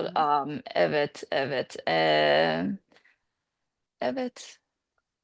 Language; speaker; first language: Turkish; non-native, learner; English